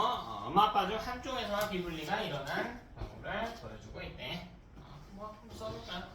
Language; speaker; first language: Korean; native; Korean